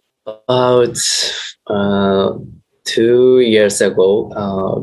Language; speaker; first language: English; non-native, learner; Japanese